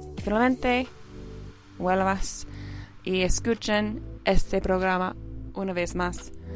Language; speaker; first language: Spanish; non-native, fluent; English